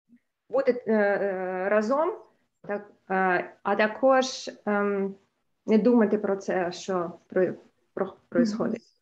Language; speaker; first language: Ukrainian; non-native, local second language; Russian